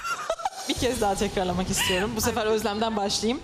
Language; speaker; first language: Turkish; native; Turkish